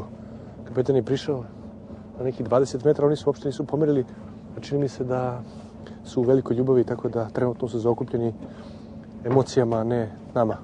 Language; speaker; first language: Serbian; native; Serbian